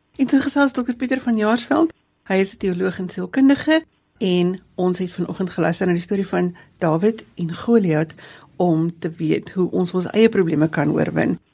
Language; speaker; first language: Afrikaans; native; Afrikaans